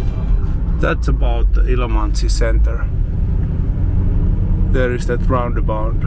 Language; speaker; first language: English; non-native, learner; Finnish